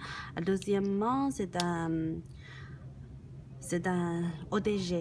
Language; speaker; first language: French; non-native, learner; Chinese